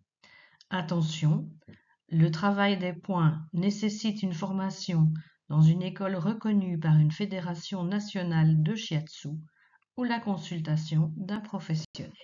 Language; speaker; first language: French; native; French